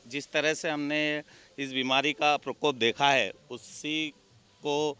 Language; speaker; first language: Hindi; native; Hindi